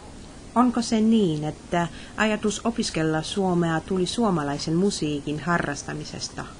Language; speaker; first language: Finnish; non-native, fluent; Polish